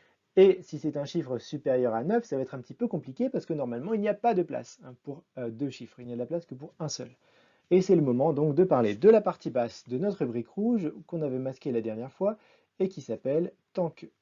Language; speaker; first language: French; native; French